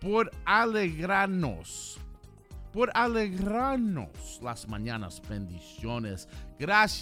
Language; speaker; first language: Spanish; early bilingual, heritage; Spanish